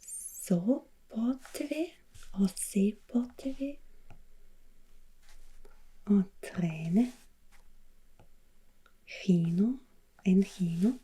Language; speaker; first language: Norwegian; non-native, learner; German